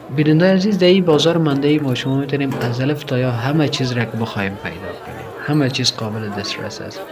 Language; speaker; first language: Persian; native; Persian